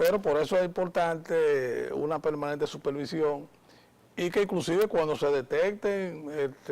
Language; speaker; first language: Spanish; native; Spanish